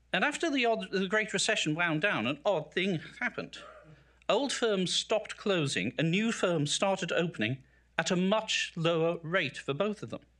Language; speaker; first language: English; native; English